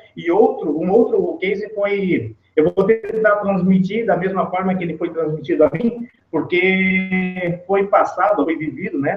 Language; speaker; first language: Portuguese; native; Portuguese